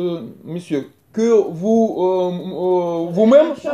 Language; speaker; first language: French; non-native, learner; Russian